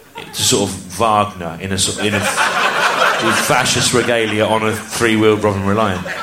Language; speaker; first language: English; native; English